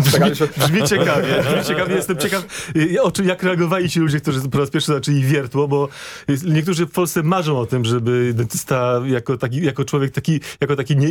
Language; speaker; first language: Polish; native; Polish